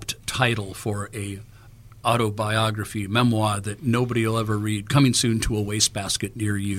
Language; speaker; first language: English; native; English